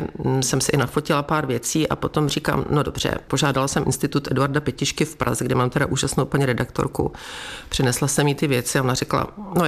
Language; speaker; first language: Czech; native; Czech